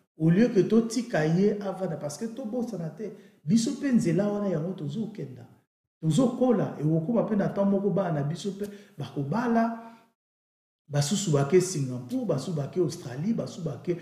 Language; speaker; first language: Lingala; native; Lingala